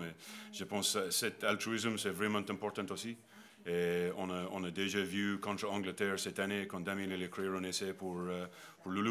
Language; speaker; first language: French; non-native, learner; English